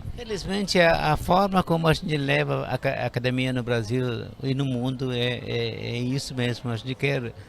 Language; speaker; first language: Portuguese; non-native, fluent; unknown